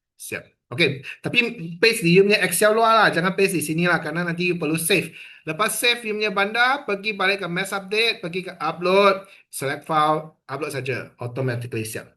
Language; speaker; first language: Malay; non-native, local second language; Chinese